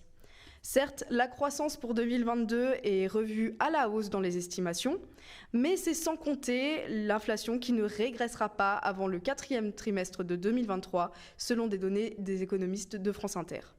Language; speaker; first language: French; native; French